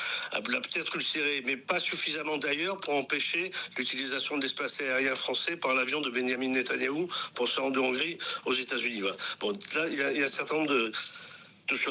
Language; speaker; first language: French; native; French